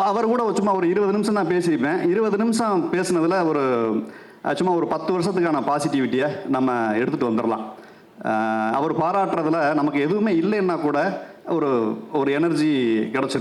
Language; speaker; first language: Tamil; native; Tamil